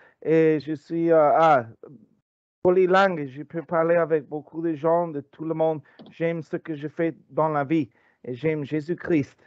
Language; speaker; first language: French; non-native, learner; English